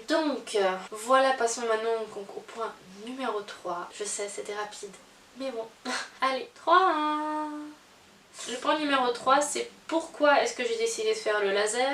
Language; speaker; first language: French; native; French